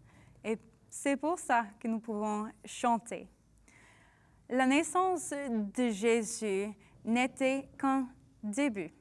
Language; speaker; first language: French; non-native, learner; English